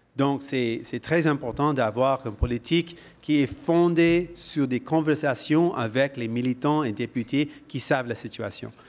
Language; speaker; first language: French; non-native, local second language; English